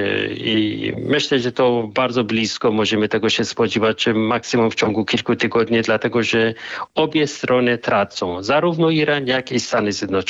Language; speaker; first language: Polish; non-native, fluent; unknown